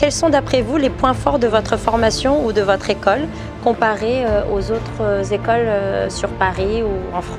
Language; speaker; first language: French; non-native, fluent; Korean